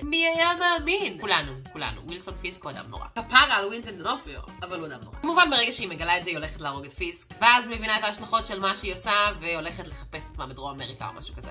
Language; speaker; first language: Hebrew; native; Hebrew